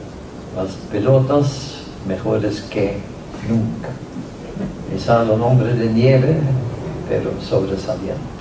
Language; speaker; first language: Spanish; non-native, fluent; Norwegian